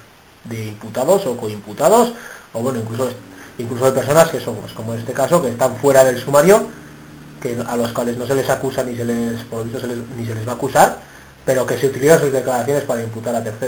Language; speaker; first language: Spanish; native; Spanish